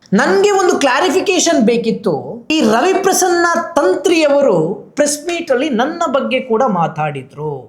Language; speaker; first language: Kannada; non-native, local second language; Tulu